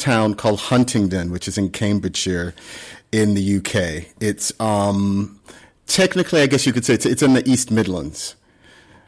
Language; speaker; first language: English; native; English